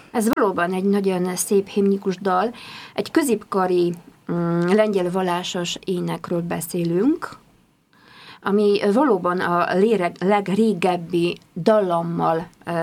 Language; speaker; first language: Hungarian; non-native, fluent; Polish